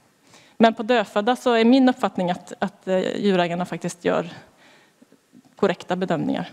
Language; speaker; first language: Swedish; native; Swedish